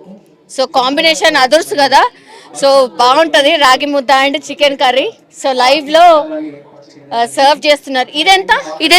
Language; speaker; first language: Telugu; native; Telugu